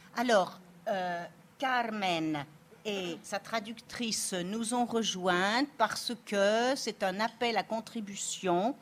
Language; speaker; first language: French; native; French